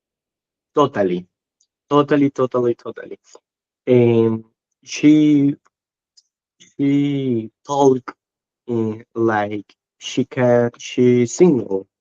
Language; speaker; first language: English; non-native, learner; Spanish